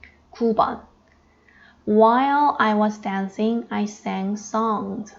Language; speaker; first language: English; non-native, fluent; Korean